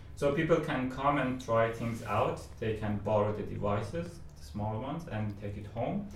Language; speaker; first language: English; non-native, fluent; Persian